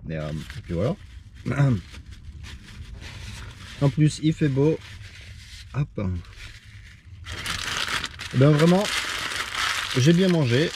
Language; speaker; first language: French; native; French